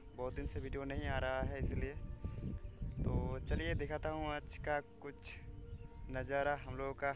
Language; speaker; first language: Hindi; non-native, local second language; Bangla